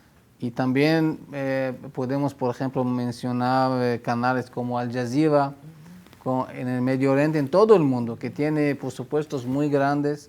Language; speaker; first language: Spanish; non-native, fluent; Hebrew